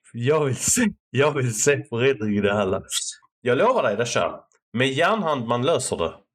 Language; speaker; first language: Swedish; early bilingual, other home language; Arabic